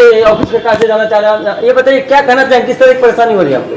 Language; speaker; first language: Hindi; native; Hindi